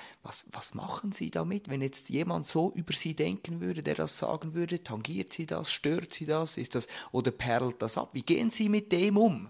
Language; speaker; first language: German; native; German